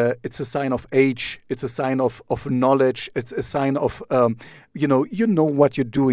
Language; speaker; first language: English; non-native, fluent; German